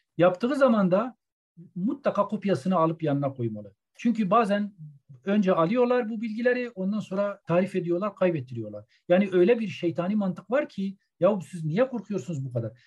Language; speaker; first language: Turkish; non-native, local second language; Zaza